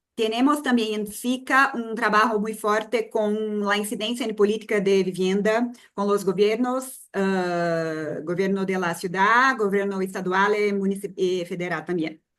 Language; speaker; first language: Spanish; non-native, fluent; Portuguese